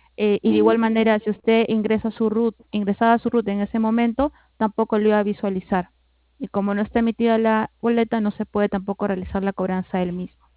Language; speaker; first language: Spanish; native; Spanish